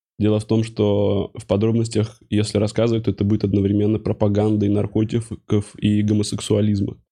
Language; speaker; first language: Russian; native; Russian